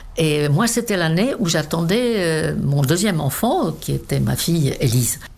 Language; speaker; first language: French; non-native, fluent; Czech